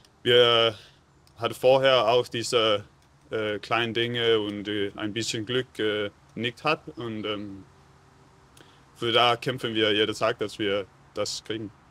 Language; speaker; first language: German; non-native, learner; Danish